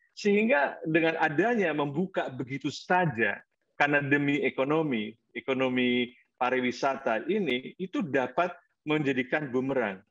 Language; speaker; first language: Indonesian; native; Indonesian